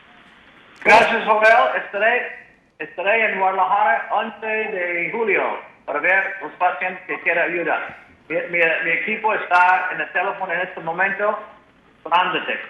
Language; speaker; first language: Spanish; non-native, learner; English